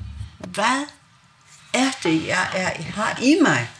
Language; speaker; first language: Danish; non-native, local second language; Kalaallisut